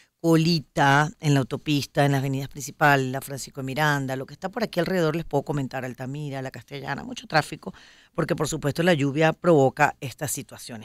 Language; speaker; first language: Spanish; native; Spanish